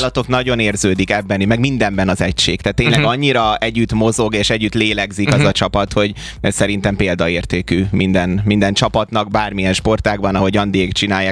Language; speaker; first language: Hungarian; native; Hungarian